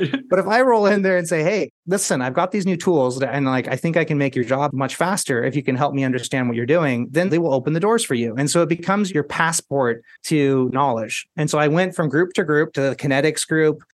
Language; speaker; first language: English; early bilingual, other home language; Spanish